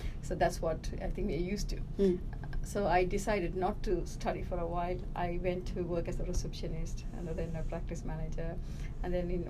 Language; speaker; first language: English; early bilingual, other home language; Tamil